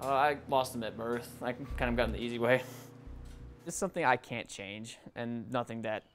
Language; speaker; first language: English; native; English